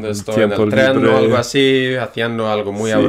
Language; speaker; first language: Spanish; non-native, fluent; English